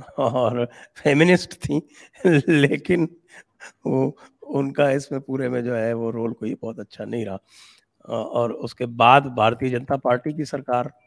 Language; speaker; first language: Hindi; native; Hindi